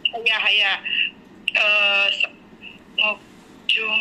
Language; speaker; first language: Chinese; non-native, learner; Indonesian